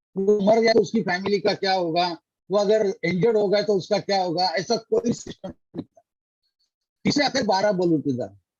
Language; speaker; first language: Hindi; non-native, local second language; Marathi